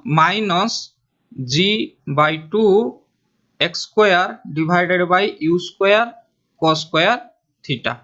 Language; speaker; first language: English; non-native, local second language; Hindi